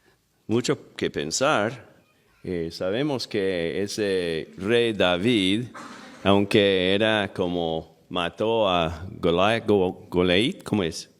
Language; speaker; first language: Spanish; non-native, fluent; English